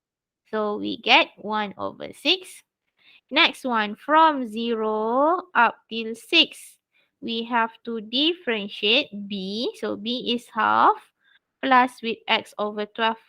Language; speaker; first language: English; non-native, local second language; Malay